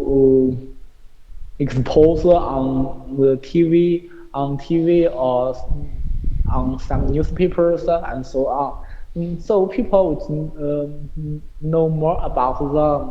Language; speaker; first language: English; non-native, learner; Chinese